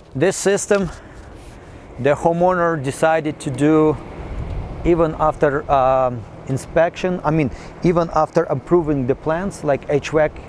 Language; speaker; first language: English; non-native, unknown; Russian